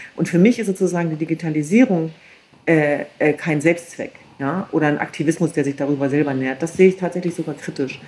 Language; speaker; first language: German; early bilingual, other home language; Kurdish